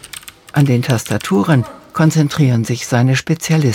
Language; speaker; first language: German; native; German